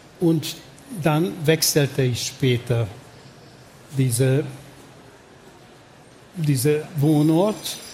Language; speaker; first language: German; non-native, fluent; Hungarian